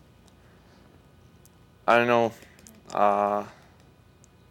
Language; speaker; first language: English; non-native, fluent; Czech